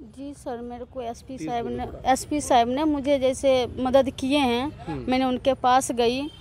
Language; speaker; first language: Hindi; native; Hindi